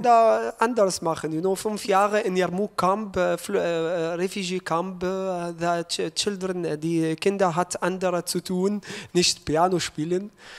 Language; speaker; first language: German; non-native, learner; Arabic